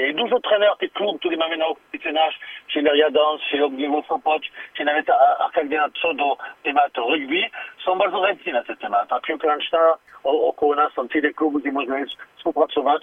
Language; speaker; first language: Polish; non-native, learner; French